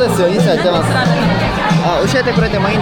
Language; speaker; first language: Japanese; non-native, learner; Korean